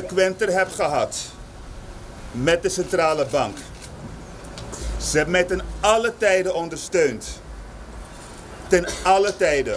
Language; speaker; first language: Dutch; native; Dutch